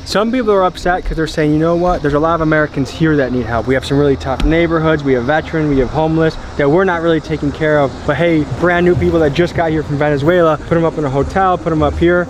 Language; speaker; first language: English; native; English